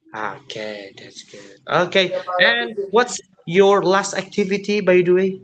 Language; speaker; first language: English; non-native, fluent; Indonesian